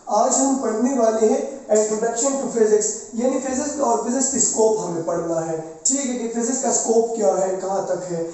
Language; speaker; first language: Urdu; non-native, local second language; Pashto